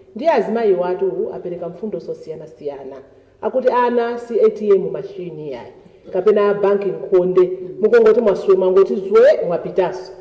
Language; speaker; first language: Nyanja; native; Nyanja